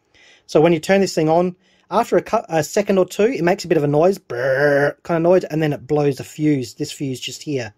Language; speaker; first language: English; native; English